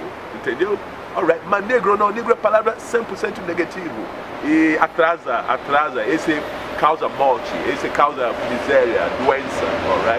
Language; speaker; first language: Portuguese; non-native, learner; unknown